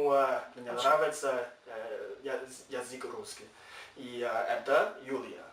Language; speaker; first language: Russian; non-native, learner; Chinese